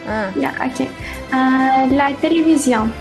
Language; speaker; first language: French; non-native, learner; Malay